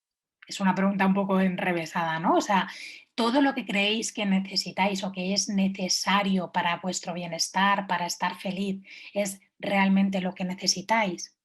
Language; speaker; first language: Spanish; native; Spanish